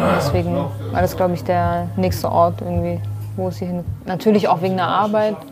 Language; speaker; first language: German; early bilingual, other home language; Kurdish